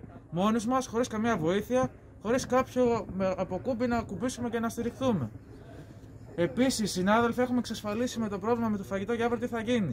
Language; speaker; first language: Greek; native; Greek